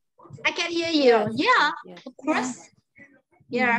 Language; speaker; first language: English; non-native, fluent; Vietnamese